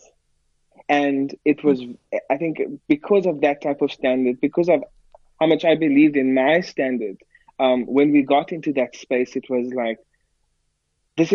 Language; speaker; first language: English; native; English